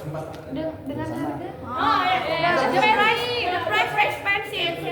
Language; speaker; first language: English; non-native, learner; Indonesian